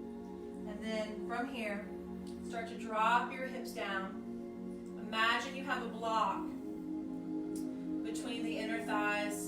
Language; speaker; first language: English; native; English